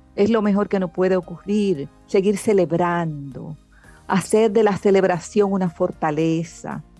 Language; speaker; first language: Spanish; native; Spanish